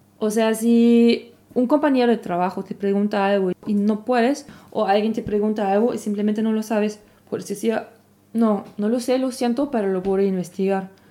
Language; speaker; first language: Spanish; non-native, fluent; German